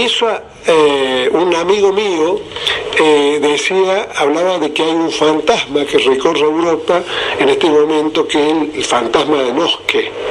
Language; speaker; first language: Spanish; native; Spanish